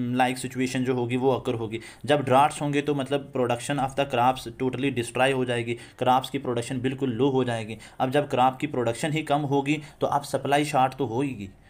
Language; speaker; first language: Hindi; non-native, local second language; Kashmiri